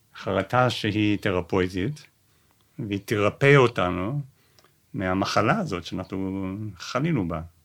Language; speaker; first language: Hebrew; non-native, fluent; English